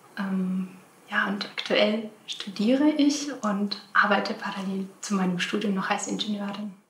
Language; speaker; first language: German; non-native, fluent; Russian